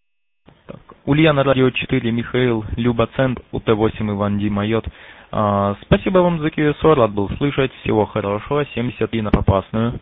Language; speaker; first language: Russian; native; Russian